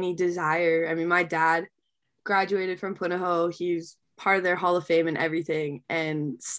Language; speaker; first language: English; native; English